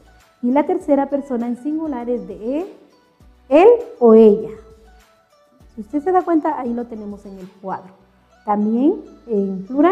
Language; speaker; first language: Spanish; non-native, local second language; Kʼicheʼ